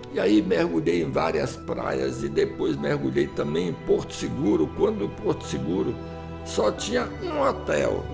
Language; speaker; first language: Portuguese; early bilingual, other home language; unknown